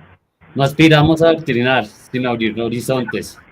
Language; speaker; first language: Spanish; native; Spanish